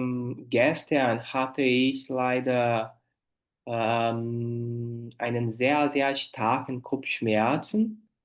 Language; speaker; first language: German; non-native, fluent; Portuguese